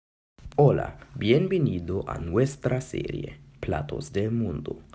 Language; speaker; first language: Spanish; non-native, learner; German